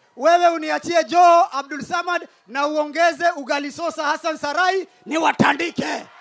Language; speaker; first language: Swahili; native; Swahili